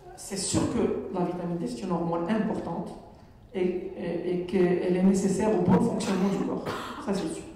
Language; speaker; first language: French; non-native, local second language; Arabic